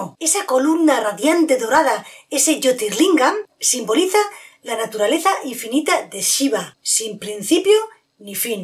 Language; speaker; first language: Spanish; native; Spanish